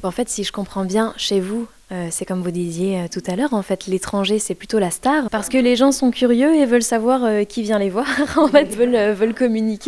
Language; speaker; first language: French; native; French